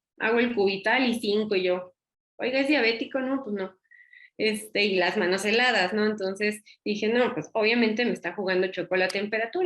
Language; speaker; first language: Spanish; native; Spanish